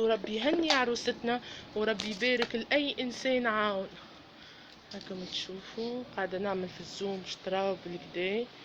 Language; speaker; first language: Arabic; native; Arabic